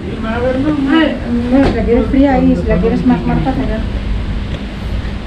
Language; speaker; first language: Spanish; native; Spanish